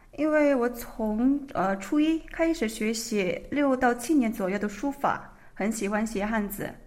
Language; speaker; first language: Chinese; non-native, fluent; Korean